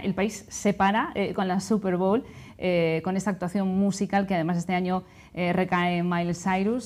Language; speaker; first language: Spanish; native; Spanish